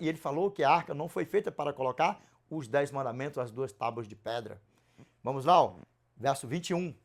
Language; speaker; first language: Portuguese; native; Portuguese